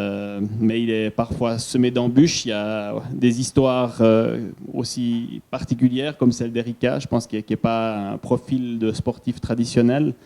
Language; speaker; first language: French; native; French